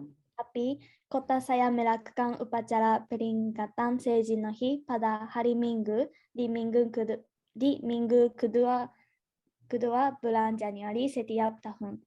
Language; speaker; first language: Indonesian; non-native, learner; Japanese